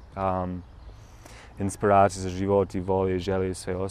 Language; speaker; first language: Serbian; non-native, learner; English